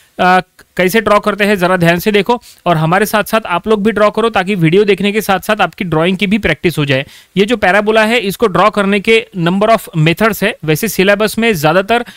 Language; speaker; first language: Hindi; non-native, local second language; Marathi